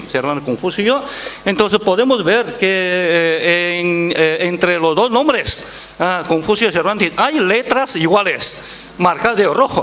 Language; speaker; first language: Spanish; non-native, fluent; Chinese